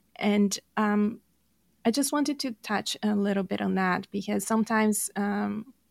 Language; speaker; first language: English; non-native, fluent; Portuguese